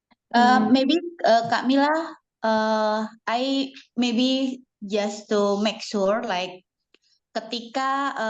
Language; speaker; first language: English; non-native, learner; Indonesian